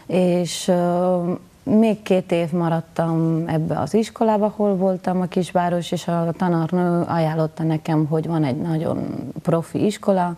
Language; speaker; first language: Hungarian; non-native, fluent; Spanish